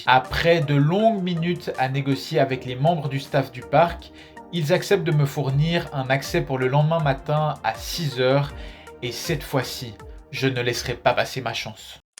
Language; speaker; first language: French; native; French